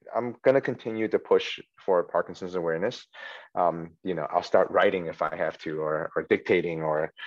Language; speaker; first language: English; early bilingual, other home language; Chinese